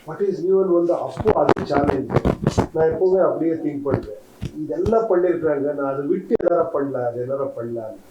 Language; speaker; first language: Tamil; non-native, learner; Kannada